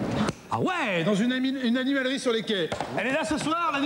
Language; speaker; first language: French; native; French